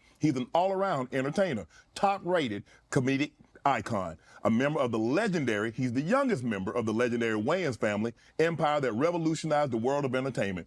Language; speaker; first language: English; native; English